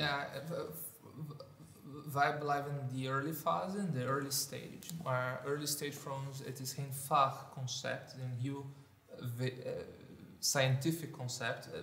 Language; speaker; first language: Dutch; non-native, fluent; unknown